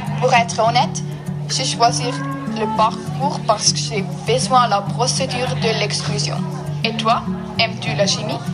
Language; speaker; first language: French; non-native, learner; German